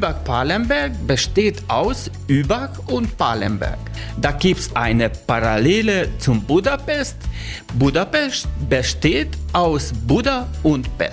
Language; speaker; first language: German; non-native, learner; Hungarian